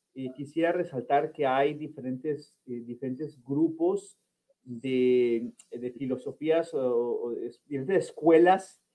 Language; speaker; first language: Spanish; early bilingual, heritage; Spanish